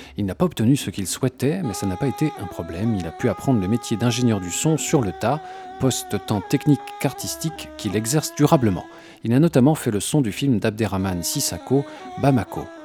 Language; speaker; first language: French; native; French